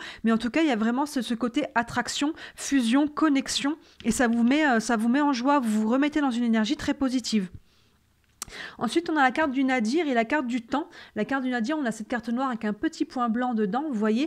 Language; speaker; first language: French; native; French